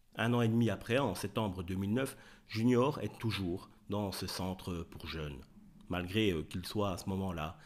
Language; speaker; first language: French; native; French